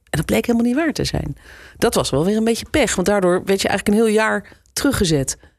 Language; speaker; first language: Dutch; native; Dutch